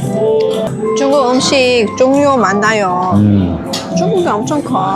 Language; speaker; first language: Korean; non-native, learner; Persian